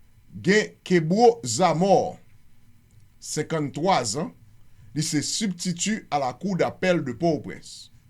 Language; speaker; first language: Haitian Creole; native; Haitian Creole